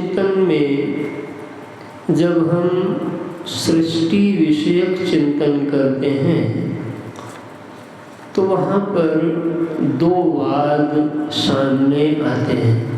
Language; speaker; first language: Hindi; native; Hindi